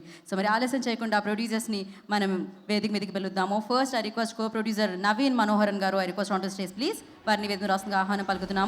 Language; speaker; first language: Telugu; native; Telugu